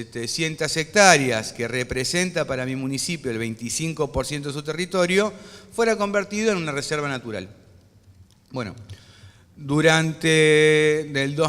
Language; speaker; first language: Spanish; native; Spanish